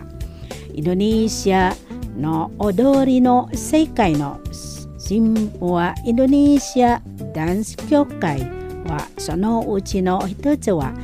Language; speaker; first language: Japanese; non-native, fluent; Indonesian